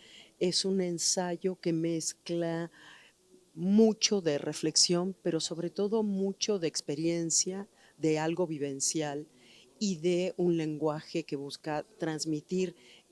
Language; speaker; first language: Spanish; native; Spanish